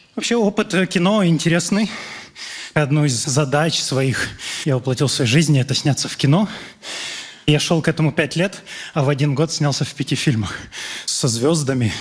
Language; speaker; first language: Russian; native; Russian